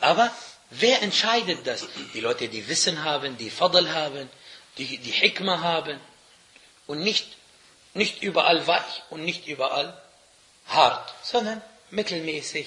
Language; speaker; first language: German; non-native, fluent; Arabic